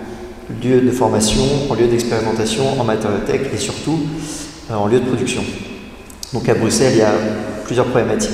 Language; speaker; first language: French; native; French